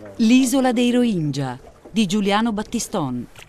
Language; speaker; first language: Italian; native; Italian